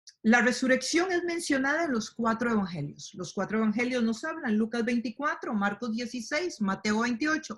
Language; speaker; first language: Spanish; native; Spanish